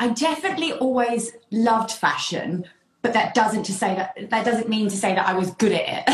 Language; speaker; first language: English; native; English